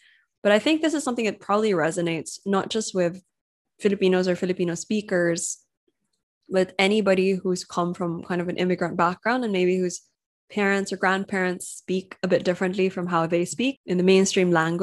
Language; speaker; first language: English; non-native, local second language; Filipino